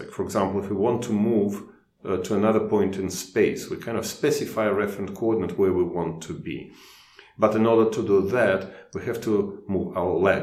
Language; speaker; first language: English; non-native, fluent; Russian